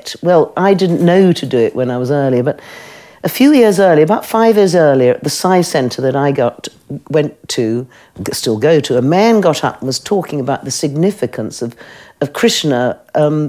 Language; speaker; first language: English; native; English